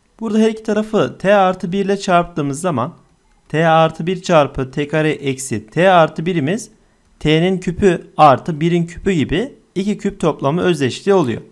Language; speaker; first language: Turkish; native; Turkish